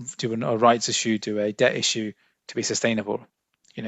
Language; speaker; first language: English; native; English